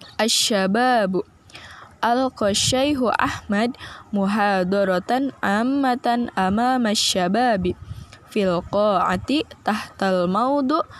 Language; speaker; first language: Arabic; non-native, learner; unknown